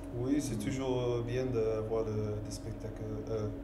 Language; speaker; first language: French; non-native, learner; English